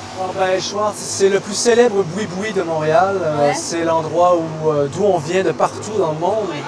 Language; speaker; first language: French; native; French